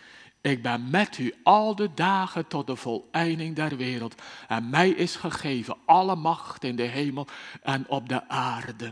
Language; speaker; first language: Dutch; native; Dutch